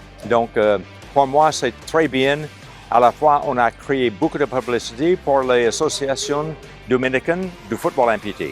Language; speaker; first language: French; non-native, local second language; Haitian Creole